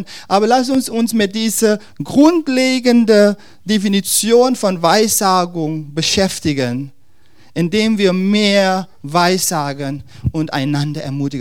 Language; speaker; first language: German; non-native, fluent; Dutch